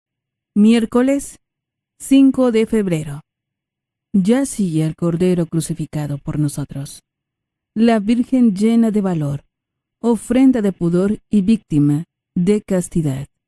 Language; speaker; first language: Spanish; native; Spanish